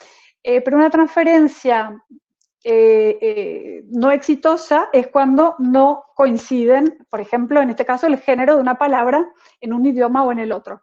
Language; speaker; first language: Spanish; native; Spanish